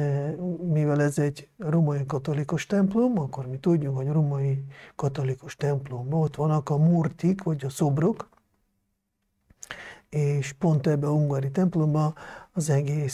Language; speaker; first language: Hungarian; non-native, local second language; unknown